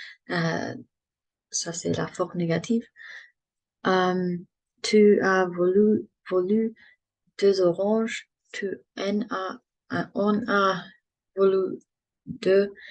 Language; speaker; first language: French; non-native, learner; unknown